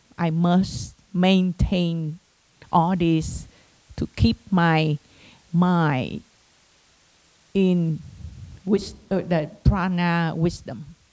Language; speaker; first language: English; non-native, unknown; Vietnamese